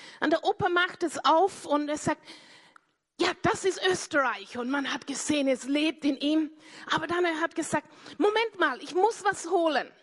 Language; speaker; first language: German; non-native, fluent; English